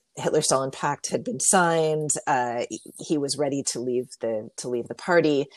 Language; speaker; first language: English; native; English